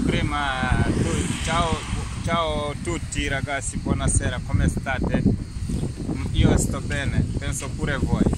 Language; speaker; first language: Italian; non-native, learner; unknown